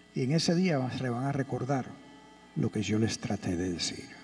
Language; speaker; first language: Spanish; early bilingual, heritage; Spanish